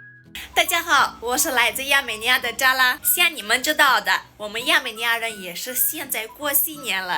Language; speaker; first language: Chinese; non-native, fluent; Armenian